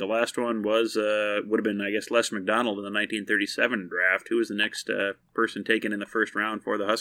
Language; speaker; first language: English; native; English